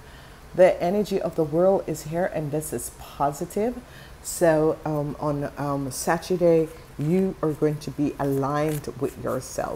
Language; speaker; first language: English; non-native, fluent; Dutch